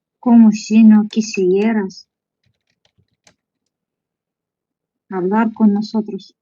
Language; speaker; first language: Spanish; non-native, learner; Russian